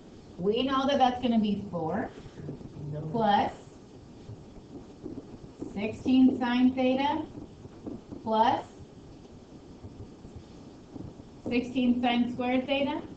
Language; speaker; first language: English; native; English